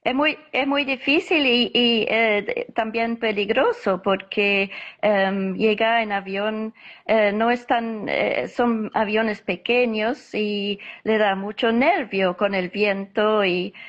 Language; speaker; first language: Spanish; non-native, fluent; English